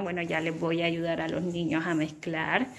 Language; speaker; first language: Spanish; native; Spanish